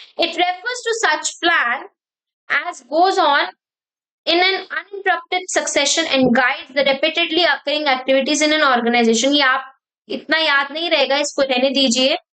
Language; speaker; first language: Hindi; native; Hindi